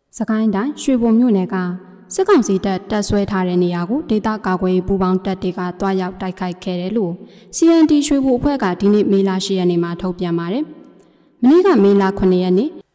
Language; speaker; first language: Burmese; native; Burmese